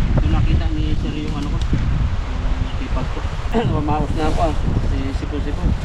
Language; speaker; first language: Filipino; native; Filipino